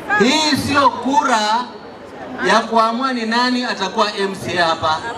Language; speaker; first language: Swahili; non-native, local second language; Luyia